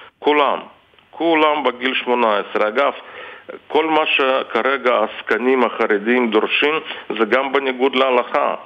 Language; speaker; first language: Hebrew; non-native, fluent; Russian